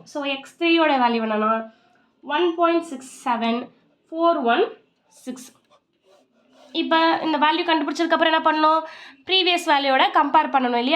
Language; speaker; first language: Tamil; native; Tamil